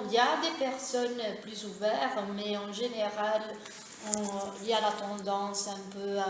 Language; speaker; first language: French; non-native, fluent; Italian